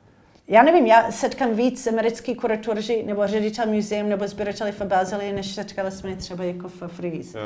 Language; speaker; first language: Czech; non-native, learner; English